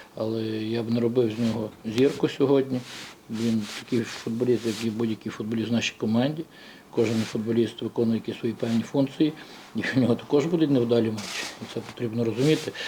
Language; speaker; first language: Ukrainian; native; Ukrainian